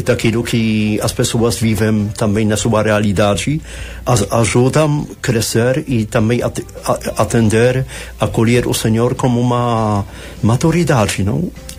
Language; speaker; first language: Portuguese; non-native, fluent; Polish